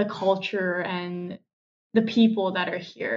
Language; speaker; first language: English; non-native, local second language; Cantonese